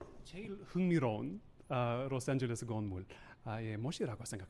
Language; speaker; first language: Korean; non-native, learner; English